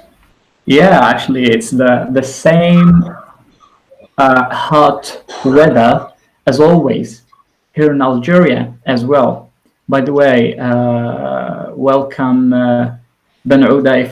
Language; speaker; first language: English; non-native, fluent; Arabic